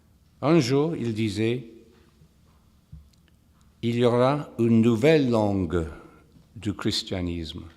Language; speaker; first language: French; non-native, fluent; English